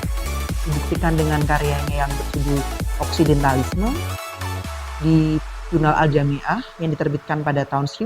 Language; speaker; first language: Indonesian; native; Indonesian